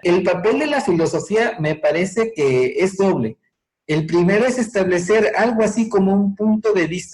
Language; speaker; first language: Spanish; native; Spanish